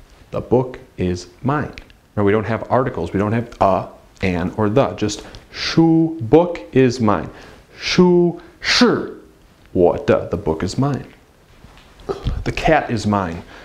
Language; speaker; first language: English; native; English